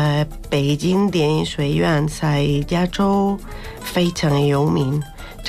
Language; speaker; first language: Chinese; non-native, fluent; Spanish